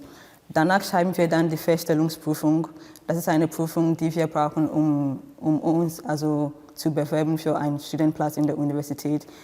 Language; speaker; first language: German; non-native, fluent; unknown